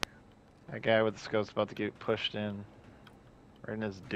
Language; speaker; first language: English; native; English